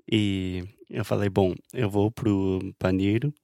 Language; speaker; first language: Portuguese; non-native, fluent; English